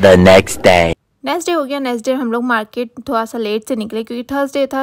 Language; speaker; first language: Hindi; native; Hindi